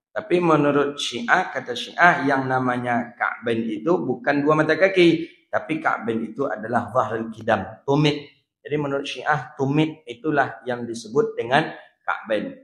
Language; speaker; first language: Malay; native; Malay